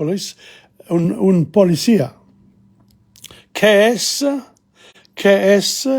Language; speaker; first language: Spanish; non-native, fluent; English